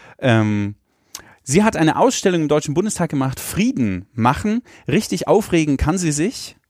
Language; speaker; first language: German; native; German